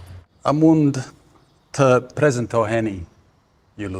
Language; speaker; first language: Albanian; non-native, learner; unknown